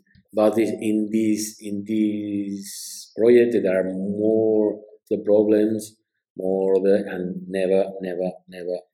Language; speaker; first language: English; non-native, learner; Spanish